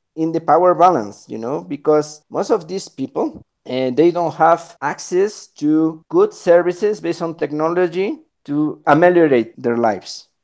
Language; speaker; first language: English; non-native, fluent; Spanish